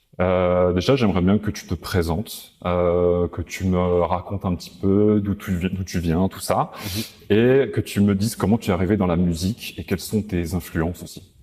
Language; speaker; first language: French; native; French